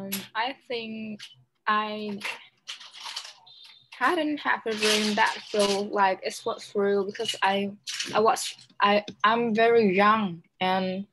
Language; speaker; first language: English; non-native, learner; Vietnamese